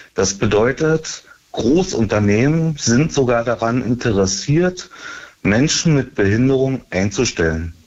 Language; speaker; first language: German; early bilingual, other home language; English